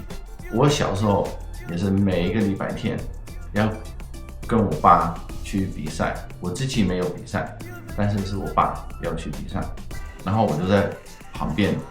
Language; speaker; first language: Chinese; non-native, fluent; Dutch